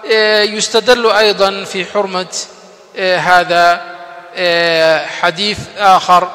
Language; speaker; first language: Arabic; non-native, fluent; Somali